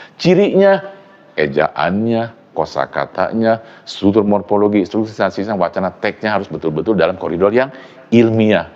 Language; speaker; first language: Indonesian; non-native, local second language; Sundanese